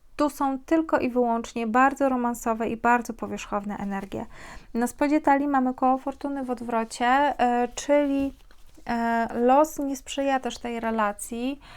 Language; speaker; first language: Polish; native; Polish